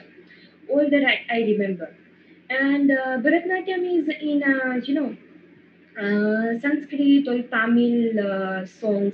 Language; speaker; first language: English; non-native, local second language; Gujarati